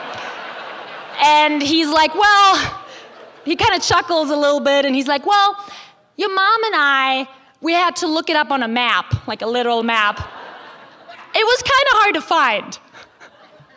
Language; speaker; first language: English; non-native, fluent; German